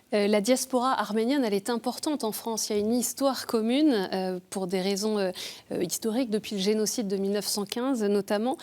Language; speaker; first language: French; native; French